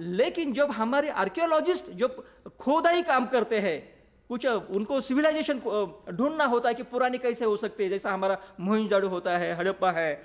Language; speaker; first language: Hindi; non-native, local second language; Marathi